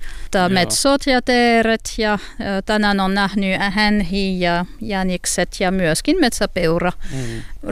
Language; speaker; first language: Finnish; non-native, learner; French